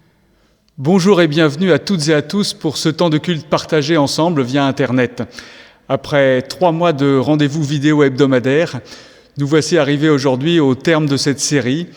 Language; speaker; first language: French; native; French